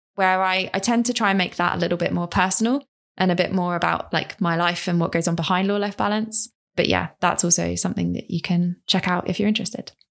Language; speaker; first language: English; native; English